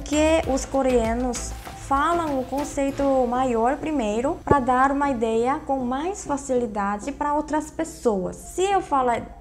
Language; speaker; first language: Portuguese; non-native, fluent; Korean